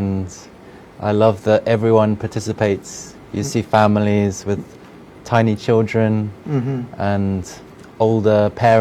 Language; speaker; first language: English; non-native, fluent; French